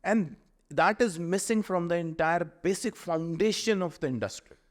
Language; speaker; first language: English; non-native, local second language; Punjabi